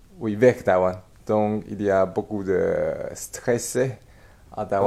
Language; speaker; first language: French; non-native, learner; Chinese